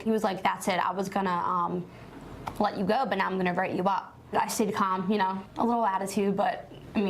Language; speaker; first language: English; native; English